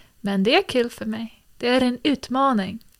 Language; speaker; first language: Swedish; early bilingual, heritage; English